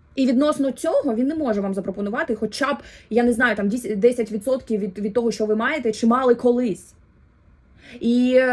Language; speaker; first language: Ukrainian; non-native, local second language; Russian